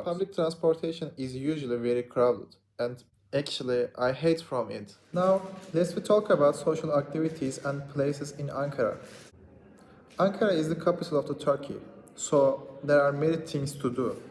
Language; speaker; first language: English; non-native, learner; Turkish